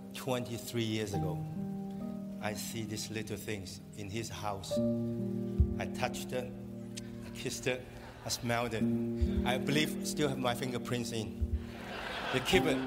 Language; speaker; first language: English; non-native, local second language; Cantonese